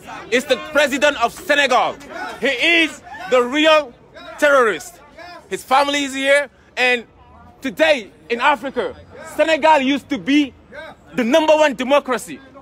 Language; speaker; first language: English; non-native, fluent; Wolof